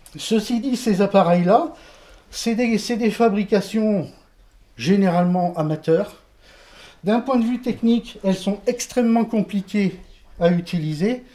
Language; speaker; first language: French; native; French